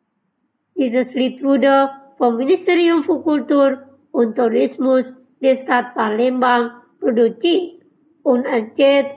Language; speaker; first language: German; non-native, learner; Indonesian